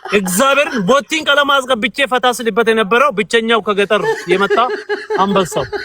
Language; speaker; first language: Amharic; non-native, local second language; Oromo